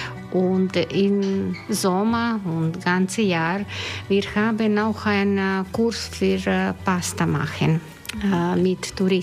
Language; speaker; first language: German; non-native, learner; Croatian